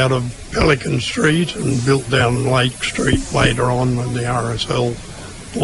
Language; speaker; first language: English; native; English